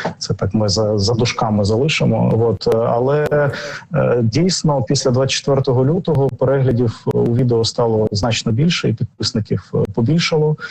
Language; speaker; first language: Ukrainian; non-native, local second language; Russian